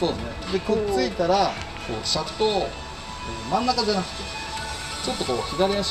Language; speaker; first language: Japanese; native; Japanese